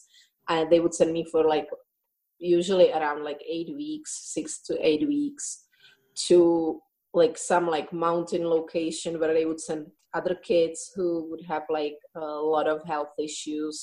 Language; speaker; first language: English; non-native, fluent; Czech